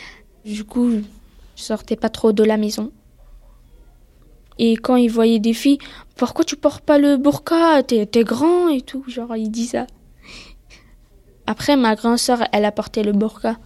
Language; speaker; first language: French; early bilingual, other home language; Pashto